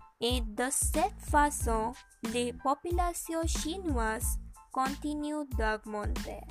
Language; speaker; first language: French; non-native, learner; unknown